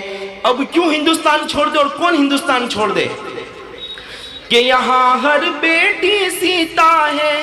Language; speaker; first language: Hindi; native; Hindi